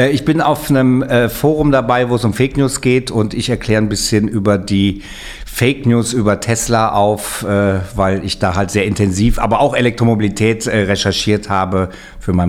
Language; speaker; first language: German; native; German